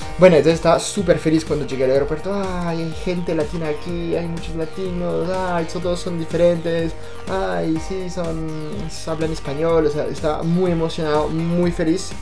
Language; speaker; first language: Spanish; non-native, fluent; French